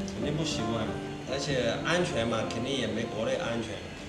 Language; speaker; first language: Chinese; native; Chinese